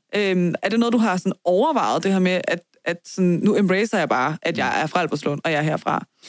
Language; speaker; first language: Danish; early bilingual, other home language; Persian